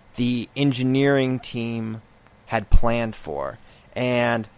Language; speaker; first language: English; native; English